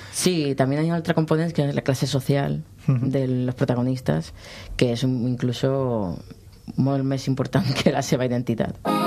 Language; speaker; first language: Catalan; non-native, local second language; Spanish